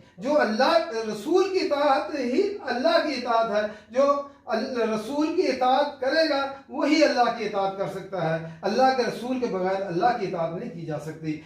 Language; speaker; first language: Urdu; non-native, local second language; Punjabi